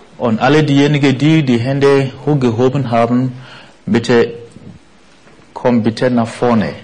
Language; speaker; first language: German; non-native, fluent; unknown